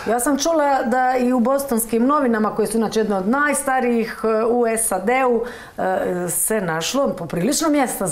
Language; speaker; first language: Croatian; native; Croatian